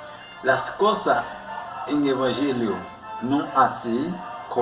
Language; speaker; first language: Spanish; non-native, learner; Haitian Creole